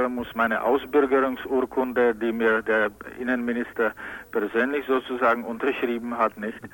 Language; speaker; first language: German; non-native, fluent; Czech